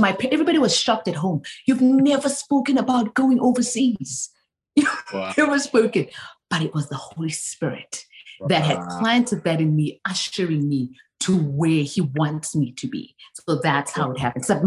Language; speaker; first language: English; non-native, local second language; Zulu